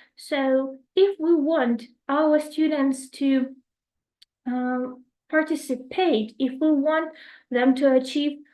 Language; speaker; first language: English; non-native, fluent; Ukrainian